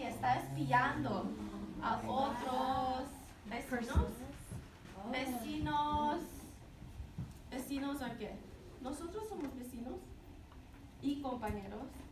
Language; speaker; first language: Spanish; non-native, fluent; English